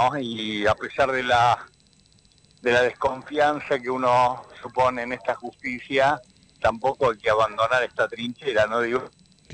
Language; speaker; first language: Spanish; native; Spanish